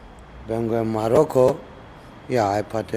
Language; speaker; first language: Spanish; non-native, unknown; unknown